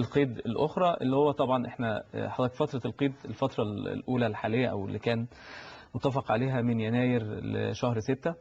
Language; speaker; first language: Arabic; native; Arabic